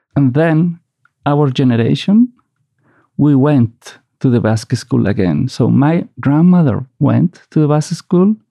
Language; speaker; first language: English; non-native, fluent; Spanish